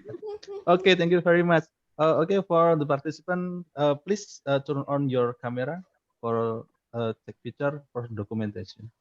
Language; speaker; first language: English; non-native, learner; Indonesian